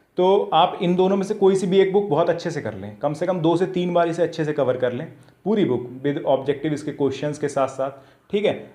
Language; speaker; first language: Hindi; native; Hindi